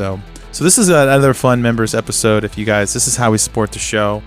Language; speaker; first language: English; native; English